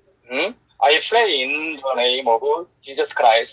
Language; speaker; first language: English; non-native, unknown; Korean